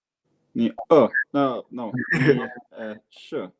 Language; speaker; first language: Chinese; non-native, learner; English